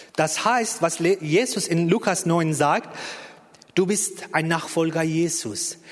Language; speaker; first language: German; non-native, fluent; Persian